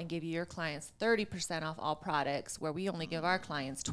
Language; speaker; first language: English; native; English